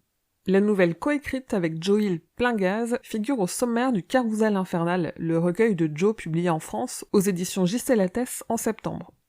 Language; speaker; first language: French; native; French